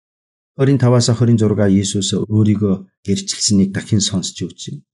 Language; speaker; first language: Mongolian; non-native, fluent; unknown